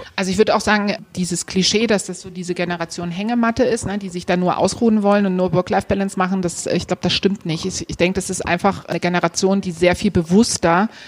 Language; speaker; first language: German; native; German